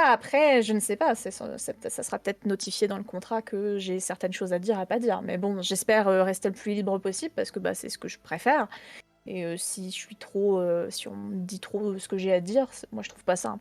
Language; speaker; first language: French; native; French